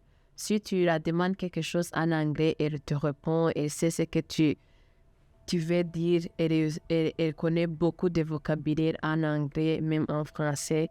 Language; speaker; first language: French; non-native, local second language; Kinyarwanda